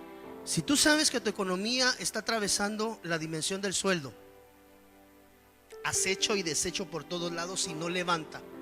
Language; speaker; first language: Spanish; native; Spanish